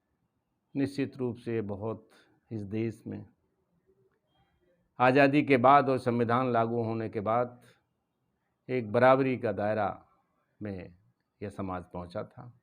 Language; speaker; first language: Hindi; native; Hindi